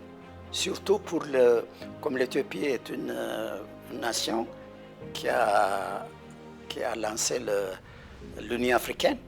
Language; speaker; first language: French; non-native, fluent; Amharic